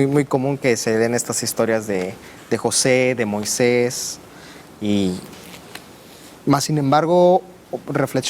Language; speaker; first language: Spanish; native; Spanish